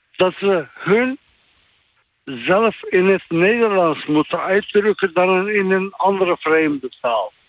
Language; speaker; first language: Dutch; non-native, fluent; Turkish